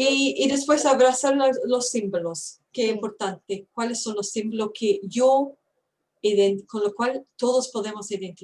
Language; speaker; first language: Spanish; non-native, fluent; English